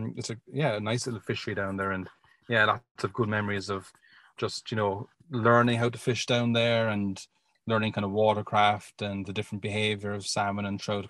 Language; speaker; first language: English; native; English